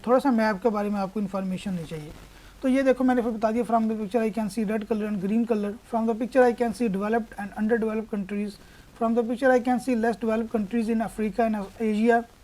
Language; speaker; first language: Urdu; non-native, local second language; Punjabi